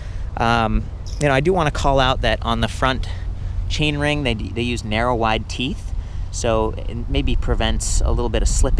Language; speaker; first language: English; native; English